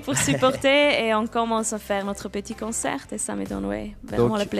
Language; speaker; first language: French; non-native, local second language; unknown